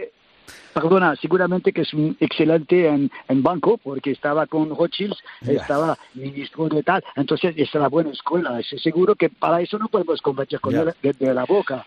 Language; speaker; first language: Spanish; non-native, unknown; French